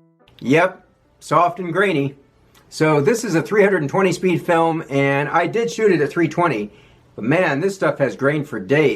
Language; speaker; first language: English; native; English